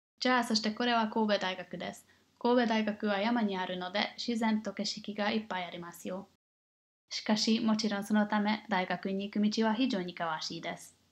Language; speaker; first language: Japanese; non-native, learner; English